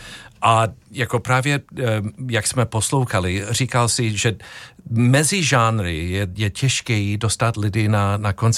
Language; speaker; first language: Czech; non-native, learner; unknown